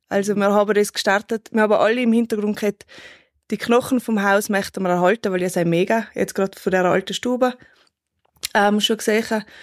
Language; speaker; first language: German; native; German